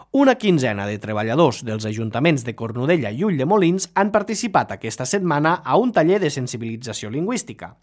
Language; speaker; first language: Catalan; native; Catalan